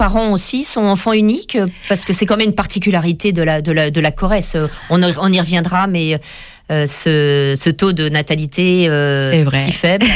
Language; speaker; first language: French; native; French